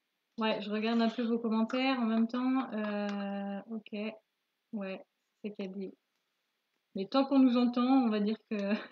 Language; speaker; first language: French; native; French